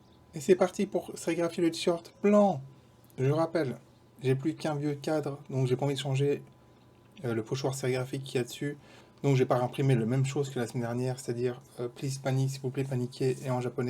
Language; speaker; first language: French; native; French